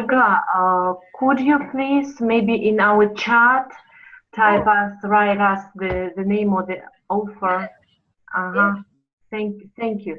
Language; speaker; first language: English; non-native, fluent; Russian